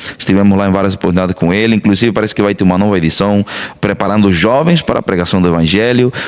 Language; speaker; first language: Portuguese; non-native, fluent; Spanish